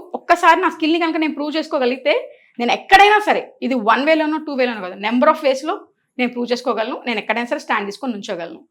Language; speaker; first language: Telugu; native; Telugu